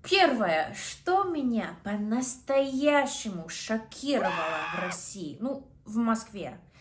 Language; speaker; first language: Russian; non-native, fluent; English